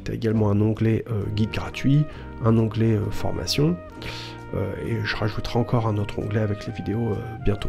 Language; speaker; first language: French; native; French